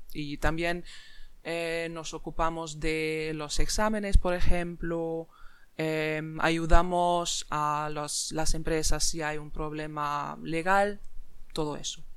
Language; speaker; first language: Spanish; non-native, fluent; German